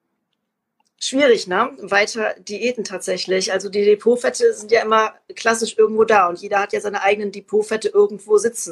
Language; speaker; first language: German; native; German